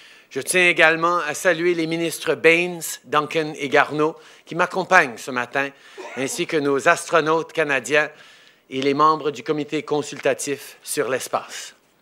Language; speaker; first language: French; early bilingual, heritage; French